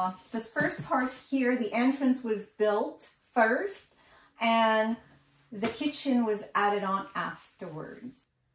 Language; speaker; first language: English; non-native, local second language; French